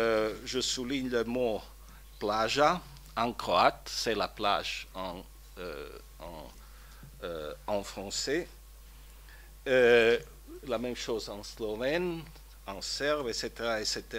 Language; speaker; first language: French; non-native, fluent; Croatian